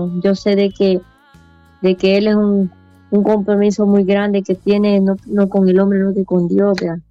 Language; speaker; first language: Spanish; native; Spanish